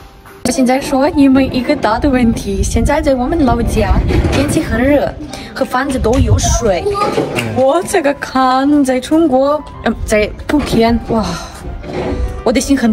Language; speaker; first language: Chinese; non-native, learner; Ukrainian